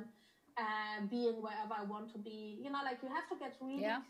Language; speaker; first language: English; early bilingual, other home language; Polish